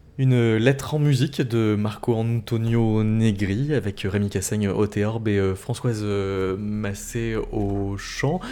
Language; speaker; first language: French; native; French